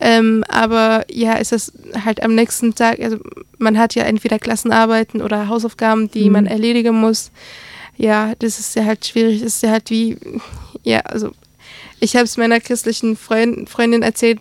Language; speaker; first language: German; early bilingual, other home language; Arabic